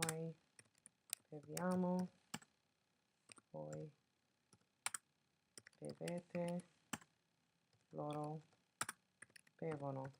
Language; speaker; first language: Italian; non-native, fluent; English